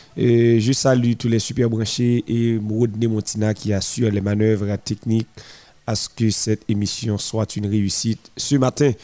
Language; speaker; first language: French; non-native, local second language; Haitian Creole